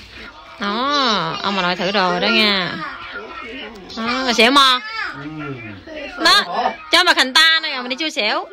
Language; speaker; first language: Vietnamese; native; Vietnamese